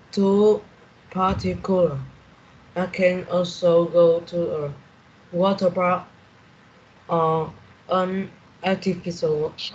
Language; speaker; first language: English; non-native, learner; Vietnamese